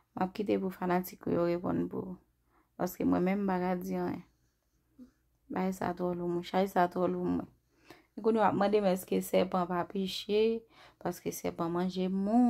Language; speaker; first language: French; non-native, local second language; Haitian Creole